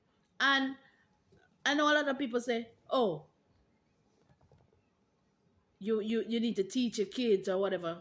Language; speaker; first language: English; non-native, local second language; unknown